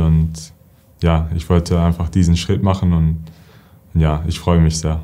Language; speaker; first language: German; early bilingual, heritage; English